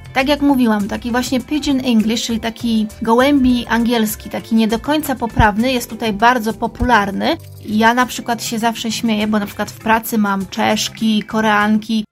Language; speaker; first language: Polish; native; Polish